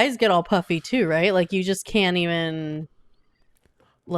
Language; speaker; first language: English; native; English